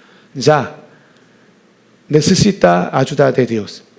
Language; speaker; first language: Spanish; non-native, learner; Korean